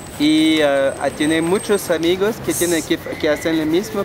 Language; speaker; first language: Spanish; non-native, learner; French